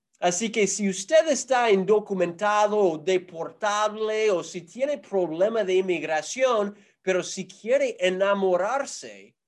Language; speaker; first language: Spanish; non-native, fluent; English